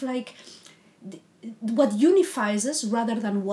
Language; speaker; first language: English; non-native, fluent; Spanish